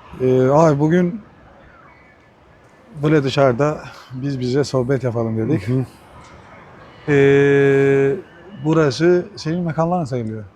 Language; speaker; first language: Turkish; non-native, fluent; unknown